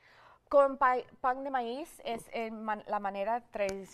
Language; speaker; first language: Spanish; early bilingual, heritage; English